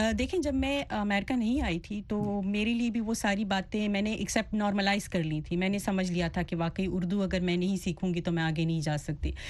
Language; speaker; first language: Urdu; non-native, local second language; Pashto